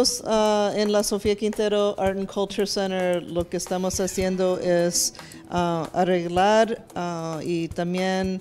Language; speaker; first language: Spanish; early bilingual, heritage; English